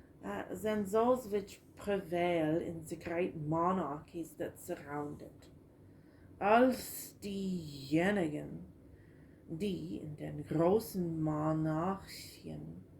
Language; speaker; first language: German; non-native, learner; English